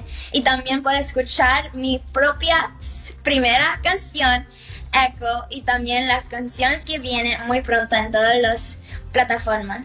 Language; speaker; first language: Spanish; early bilingual, heritage; Spanish